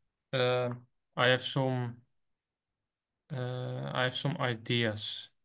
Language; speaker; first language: English; non-native, fluent; Dutch